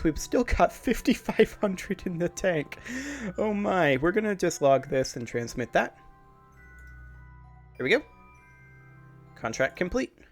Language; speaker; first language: English; native; English